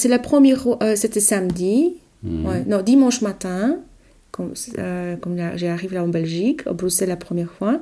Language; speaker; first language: French; non-native, learner; Polish